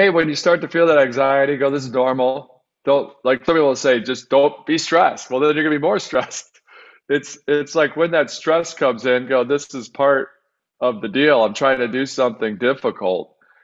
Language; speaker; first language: English; native; English